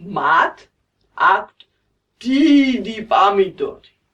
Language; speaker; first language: Georgian; non-native, learner; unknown